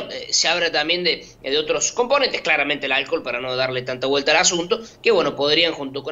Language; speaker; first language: Spanish; native; Spanish